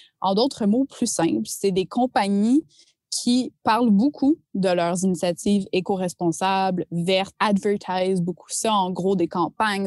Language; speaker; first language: French; native; French